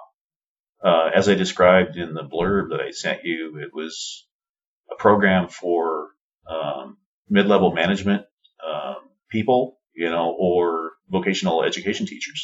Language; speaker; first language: English; native; English